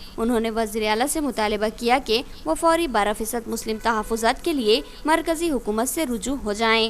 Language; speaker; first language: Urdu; native; Urdu